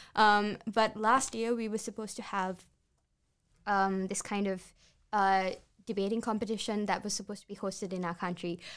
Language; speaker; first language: English; non-native, local second language; Sinhala